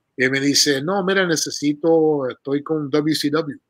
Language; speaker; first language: Spanish; early bilingual, heritage; Spanish